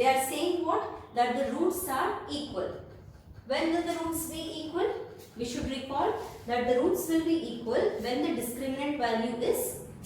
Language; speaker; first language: English; non-native, local second language; Hindi